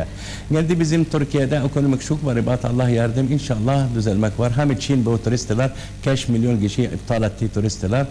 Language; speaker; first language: Turkish; non-native, learner; Arabic